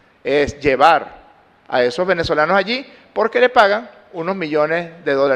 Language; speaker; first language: Spanish; native; Spanish